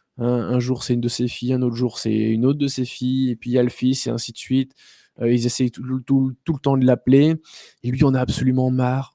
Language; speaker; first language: French; native; French